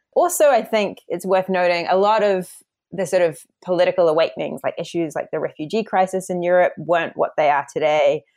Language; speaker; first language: English; native; English